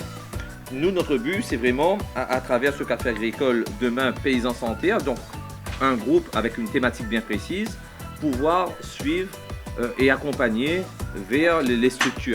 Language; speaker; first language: French; native; French